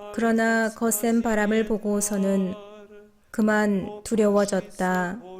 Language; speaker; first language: Korean; native; Korean